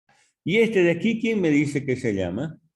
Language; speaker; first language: Spanish; native; Spanish